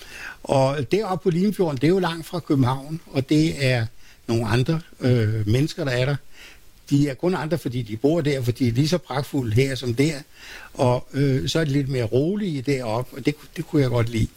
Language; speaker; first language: Danish; native; Danish